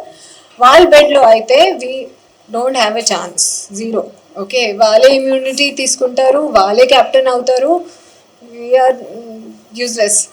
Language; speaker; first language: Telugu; non-native, learner; Hindi